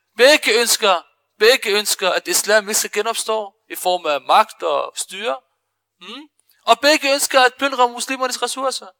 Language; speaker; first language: Danish; early bilingual, other home language; Arabic